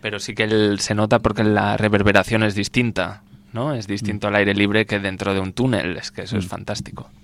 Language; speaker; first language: Spanish; native; Spanish